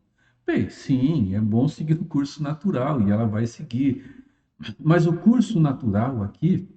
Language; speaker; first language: Portuguese; native; Portuguese